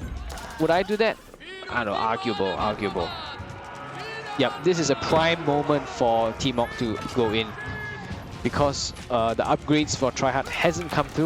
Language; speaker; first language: English; native; English